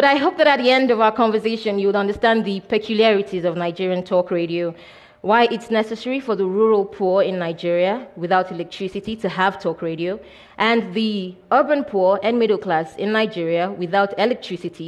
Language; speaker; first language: English; non-native, local second language; Igbo